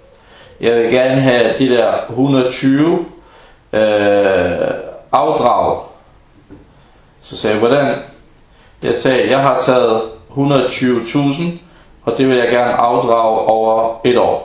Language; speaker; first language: Danish; non-native, fluent; Arabic